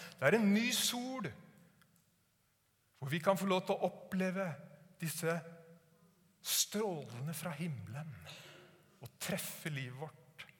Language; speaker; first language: Norwegian; native; Norwegian